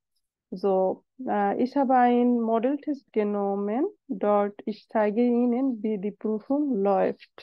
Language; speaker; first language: German; non-native, learner; Bangla